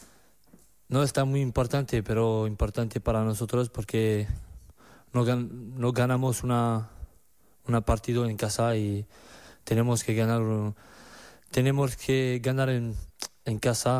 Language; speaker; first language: Spanish; non-native, learner; French